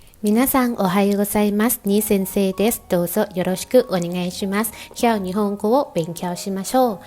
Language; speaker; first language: Japanese; non-native, fluent; Thai